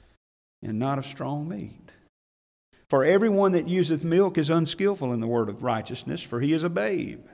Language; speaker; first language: English; native; English